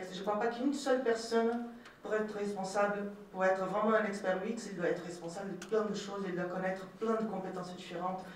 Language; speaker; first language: French; non-native, fluent; Portuguese